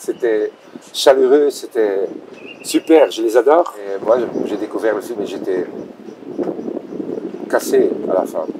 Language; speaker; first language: French; non-native, local second language; Dutch